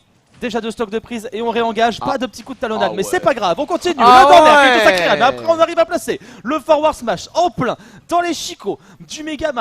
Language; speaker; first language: French; native; French